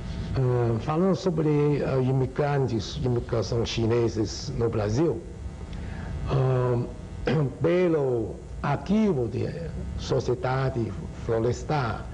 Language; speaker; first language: Portuguese; non-native, learner; Chinese